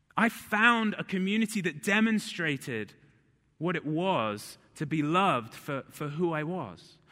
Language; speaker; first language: English; native; English